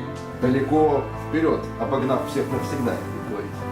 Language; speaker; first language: Russian; native; Russian